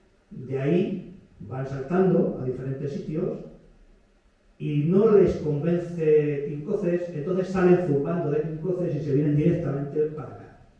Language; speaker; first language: Spanish; native; Spanish